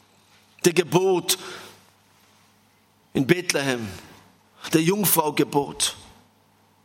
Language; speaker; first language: German; non-native, fluent; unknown